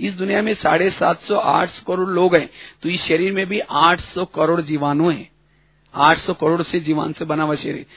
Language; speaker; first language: Hindi; non-native, local second language; Marathi